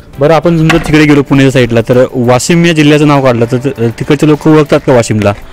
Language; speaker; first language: Marathi; native; Marathi